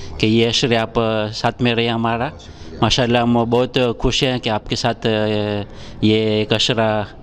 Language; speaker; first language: Urdu; non-native, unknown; Gujarati